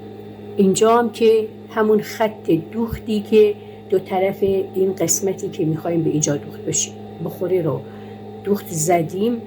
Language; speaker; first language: Persian; native; Persian